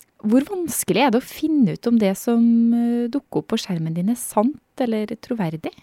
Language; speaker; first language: Norwegian; native; Norwegian